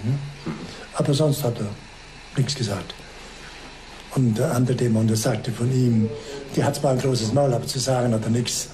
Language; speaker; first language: German; native; German